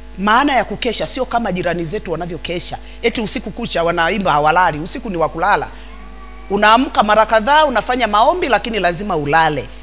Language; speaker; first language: Swahili; native; Swahili